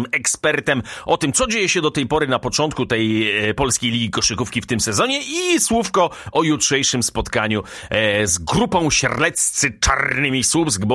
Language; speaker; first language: Polish; native; Polish